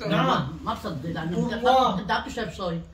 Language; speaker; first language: Arabic; native; Arabic